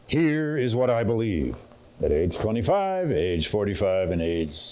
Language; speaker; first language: English; native; English